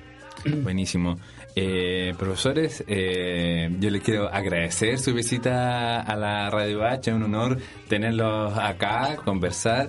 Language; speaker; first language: Spanish; native; Spanish